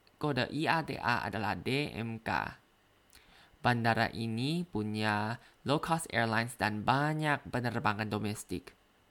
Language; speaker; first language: Indonesian; non-native, learner; Thai